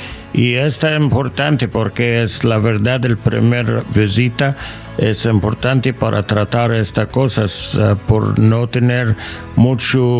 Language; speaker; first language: Spanish; non-native, fluent; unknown